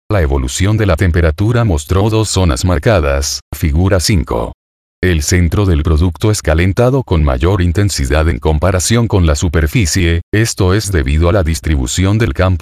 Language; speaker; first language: Spanish; native; Spanish